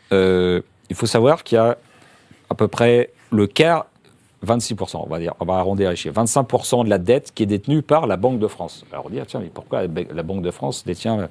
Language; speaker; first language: French; native; French